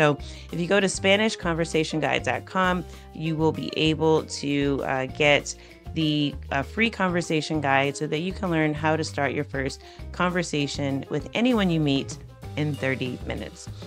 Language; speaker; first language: English; native; English